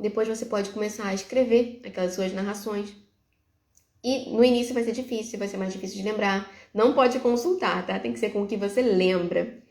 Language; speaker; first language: Portuguese; native; Portuguese